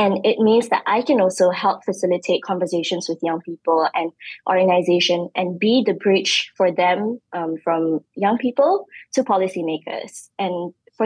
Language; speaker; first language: English; non-native, local second language; Malay